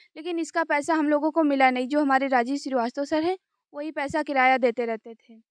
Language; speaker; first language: Hindi; native; Hindi